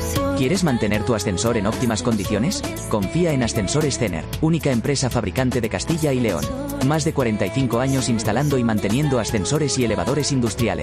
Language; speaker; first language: Spanish; native; Spanish